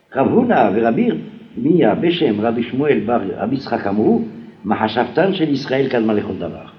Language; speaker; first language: Hebrew; non-native, fluent; French